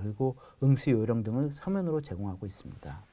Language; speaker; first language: Korean; native; Korean